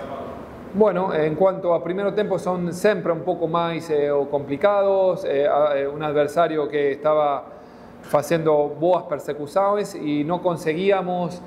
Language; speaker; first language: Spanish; non-native, fluent; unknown